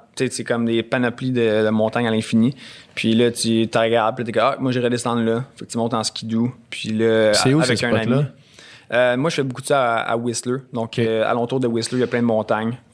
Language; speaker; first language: French; native; French